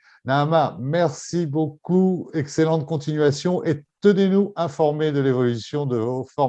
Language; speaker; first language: French; native; French